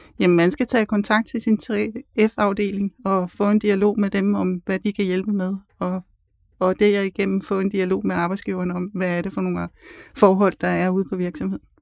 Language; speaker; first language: Danish; native; Danish